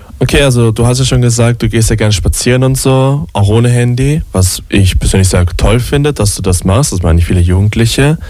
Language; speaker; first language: German; native; German